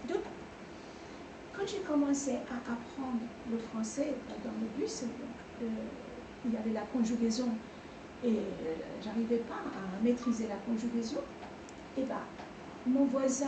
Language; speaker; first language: French; non-native, fluent; Persian